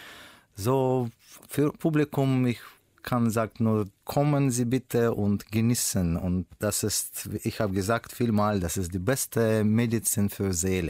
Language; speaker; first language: German; non-native, learner; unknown